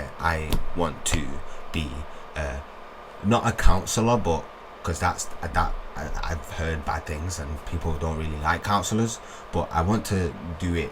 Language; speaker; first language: English; native; English